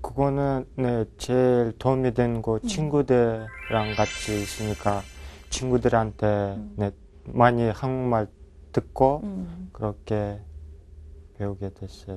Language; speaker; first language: Korean; non-native, learner; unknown